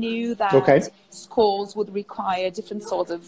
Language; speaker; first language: English; non-native, fluent; Portuguese